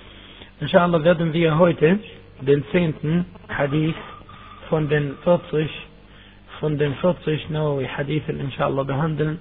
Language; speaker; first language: German; non-native, fluent; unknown